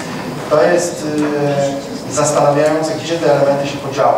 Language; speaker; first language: Polish; native; Polish